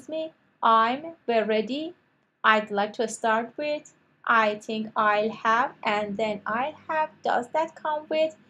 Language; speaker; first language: English; non-native, fluent; Persian